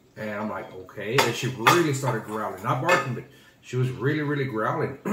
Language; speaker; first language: English; native; English